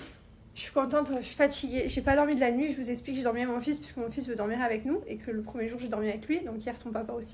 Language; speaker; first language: French; native; French